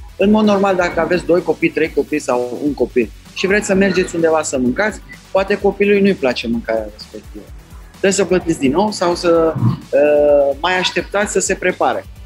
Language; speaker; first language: Romanian; non-native, fluent; Turkish